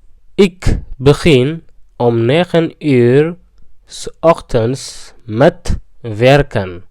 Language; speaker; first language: Dutch; non-native, fluent; Tigrinya